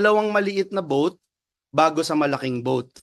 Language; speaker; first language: Filipino; native; Filipino